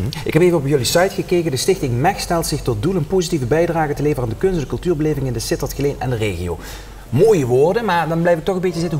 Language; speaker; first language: Dutch; native; Dutch